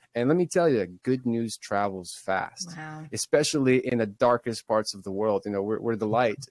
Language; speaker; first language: English; early bilingual, other home language; Russian